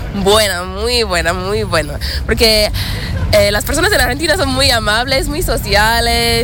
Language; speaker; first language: Spanish; non-native, learner; English